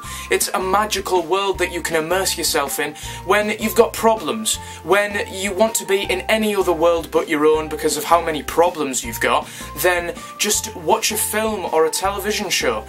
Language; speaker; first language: English; native; English